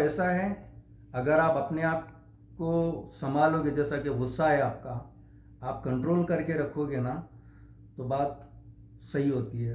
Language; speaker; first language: Hindi; native; Hindi